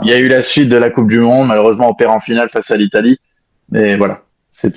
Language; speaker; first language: French; native; French